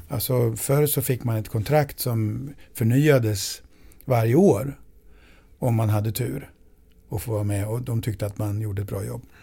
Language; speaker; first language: Swedish; native; Swedish